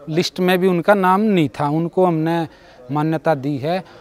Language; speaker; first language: Hindi; native; Hindi